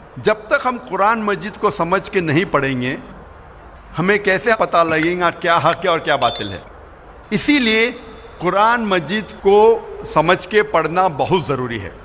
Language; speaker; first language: Urdu; non-native, local second language; Konkani